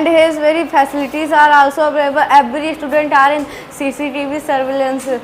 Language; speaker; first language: English; non-native, learner; Hindi